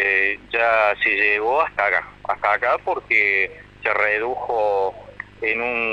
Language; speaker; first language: Spanish; native; Spanish